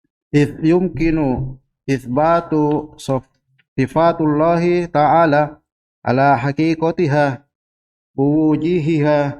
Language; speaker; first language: Arabic; non-native, learner; Indonesian